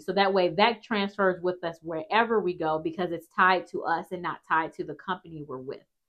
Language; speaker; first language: English; native; English